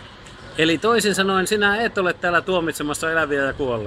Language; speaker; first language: Finnish; native; Finnish